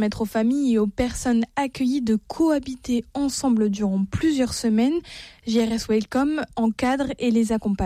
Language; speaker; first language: French; native; French